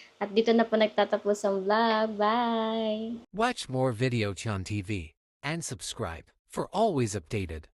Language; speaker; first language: Filipino; native; Filipino